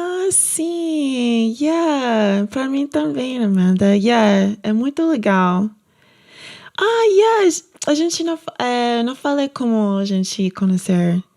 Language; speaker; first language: Portuguese; non-native, learner; English